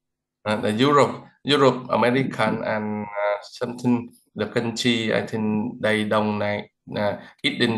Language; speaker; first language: English; non-native, learner; Vietnamese